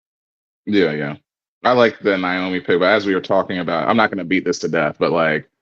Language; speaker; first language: English; native; English